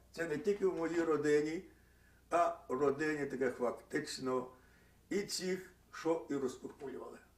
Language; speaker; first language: Ukrainian; native; Ukrainian